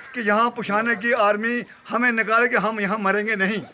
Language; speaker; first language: Hindi; native; Hindi